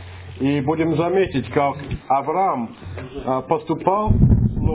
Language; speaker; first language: Russian; non-native, fluent; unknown